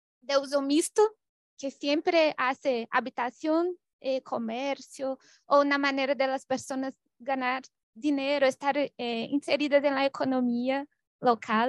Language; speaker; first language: Spanish; non-native, learner; Portuguese